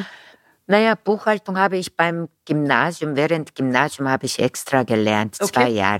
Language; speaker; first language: German; non-native, fluent; Korean